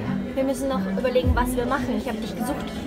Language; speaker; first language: German; native; German